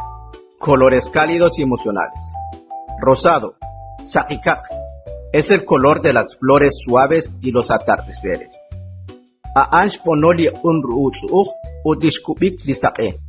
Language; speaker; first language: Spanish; non-native, local second language; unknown